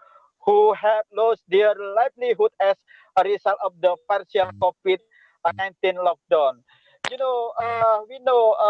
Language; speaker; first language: English; non-native, local second language; Indonesian